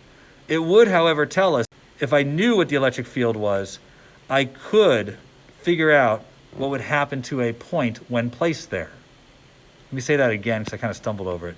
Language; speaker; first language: English; native; English